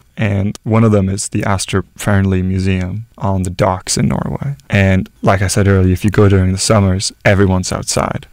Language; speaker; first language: English; non-native, fluent; Norwegian